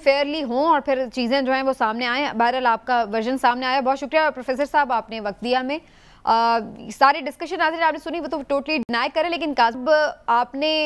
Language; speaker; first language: Urdu; native; Urdu